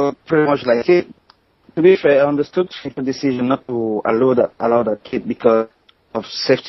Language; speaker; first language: English; non-native, local second language; French